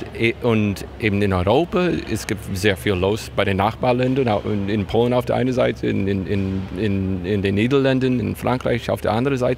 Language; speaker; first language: German; non-native, fluent; English